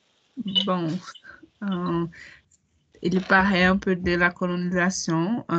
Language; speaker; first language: French; non-native, learner; Portuguese